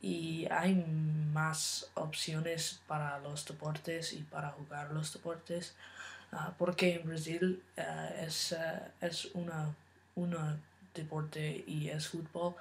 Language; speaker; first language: Spanish; non-native, learner; English